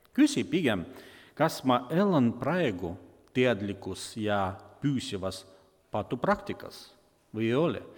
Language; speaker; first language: Estonian; non-native, local second language; Russian